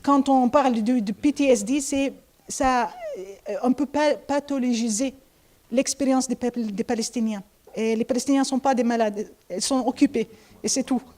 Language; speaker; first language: French; non-native, fluent; Arabic